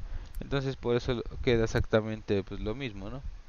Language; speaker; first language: Spanish; native; Spanish